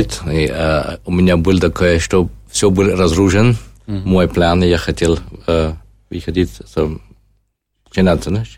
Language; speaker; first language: Russian; non-native, learner; German